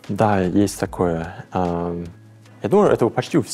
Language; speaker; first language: Russian; early bilingual, heritage; English